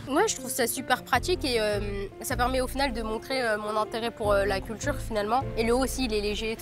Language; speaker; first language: French; native; French